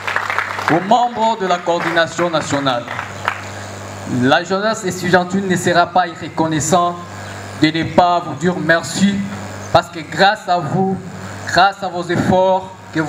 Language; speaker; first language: French; non-native, local second language; Luba-Lulua